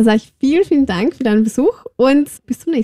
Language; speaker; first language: German; native; German